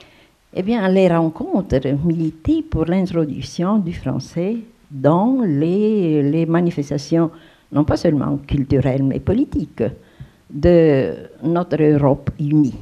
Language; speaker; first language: French; non-native, fluent; Romanian